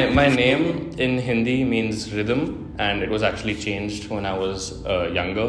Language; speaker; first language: English; non-native, local second language; Hindi